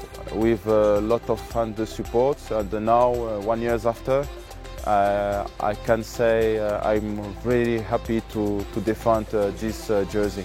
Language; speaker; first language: English; non-native, learner; French